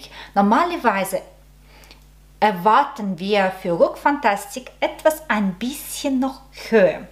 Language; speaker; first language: German; non-native, learner; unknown